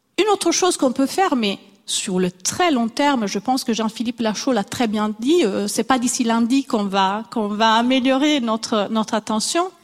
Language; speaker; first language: French; non-native, fluent; Italian